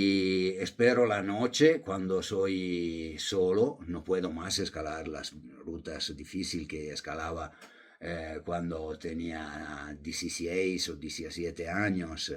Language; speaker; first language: Spanish; non-native, fluent; Italian